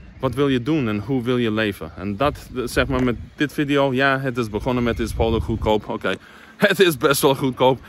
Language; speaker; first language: Dutch; non-native, fluent; English